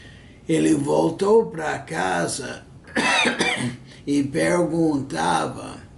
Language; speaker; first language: Portuguese; non-native, fluent; English